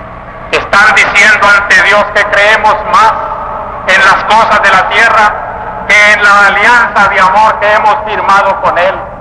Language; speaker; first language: Spanish; native; Spanish